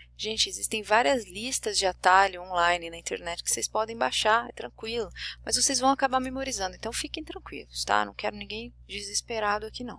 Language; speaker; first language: Portuguese; native; Portuguese